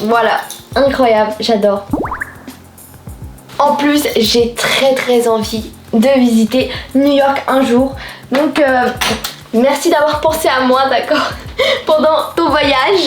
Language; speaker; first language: French; native; French